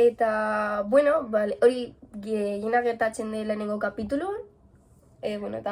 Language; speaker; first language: Basque; non-native, local second language; Spanish